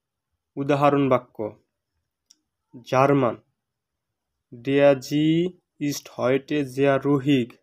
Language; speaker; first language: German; non-native, fluent; Bangla